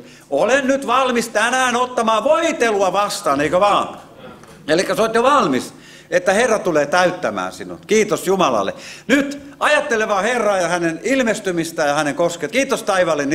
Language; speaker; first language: Finnish; native; Finnish